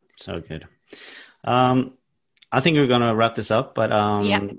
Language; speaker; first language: English; non-native, fluent; Norwegian